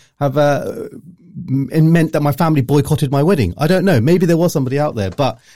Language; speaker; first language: English; early bilingual, other home language; Urdu